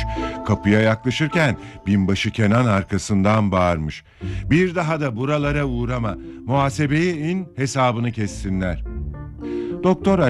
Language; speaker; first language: Turkish; native; Turkish